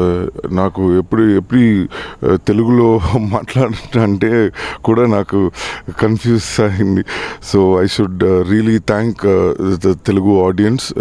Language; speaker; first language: Telugu; non-native, learner; Tamil